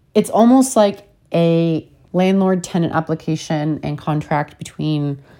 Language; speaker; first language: English; native; English